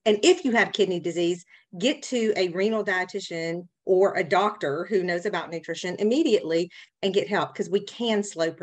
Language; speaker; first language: English; native; English